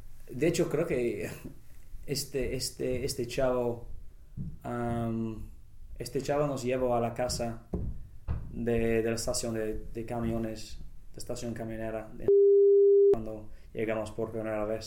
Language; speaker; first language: Spanish; non-native, fluent; English